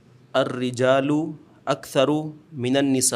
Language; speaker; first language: Arabic; non-native, learner; Urdu